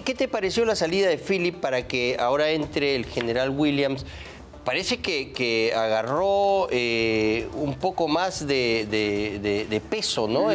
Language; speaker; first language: Spanish; native; Spanish